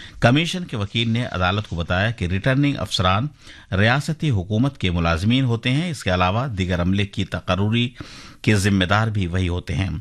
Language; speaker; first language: Urdu; native; Urdu